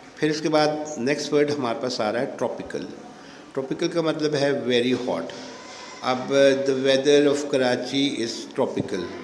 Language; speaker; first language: Urdu; native; Urdu